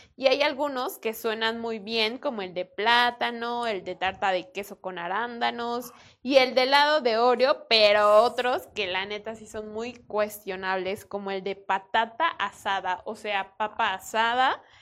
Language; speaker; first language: Spanish; native; Spanish